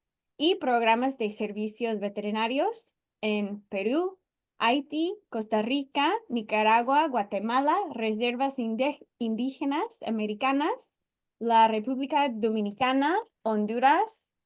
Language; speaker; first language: Spanish; non-native, fluent; English